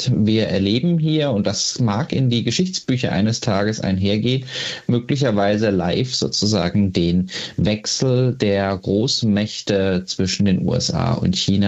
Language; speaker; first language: German; native; German